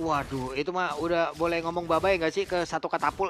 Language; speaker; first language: Indonesian; native; Indonesian